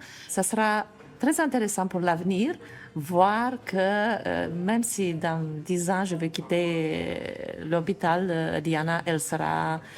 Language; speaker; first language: French; non-native, fluent; Romanian